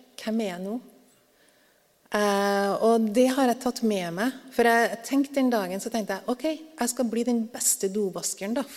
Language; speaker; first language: Norwegian; native; Norwegian